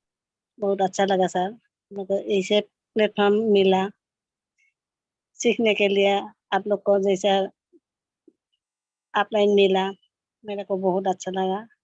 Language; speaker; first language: Hindi; non-native, local second language; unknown